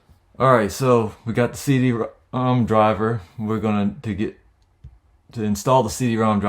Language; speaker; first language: English; native; English